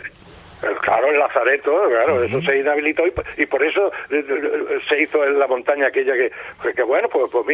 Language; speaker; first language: Spanish; native; Spanish